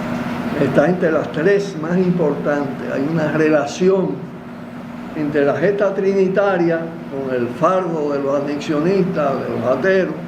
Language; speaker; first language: Spanish; native; Spanish